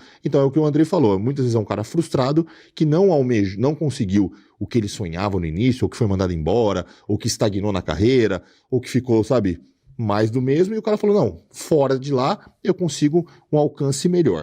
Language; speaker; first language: Portuguese; native; Portuguese